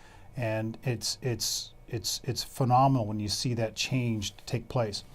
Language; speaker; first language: English; native; English